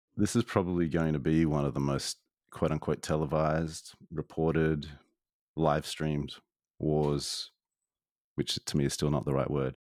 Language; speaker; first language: English; native; English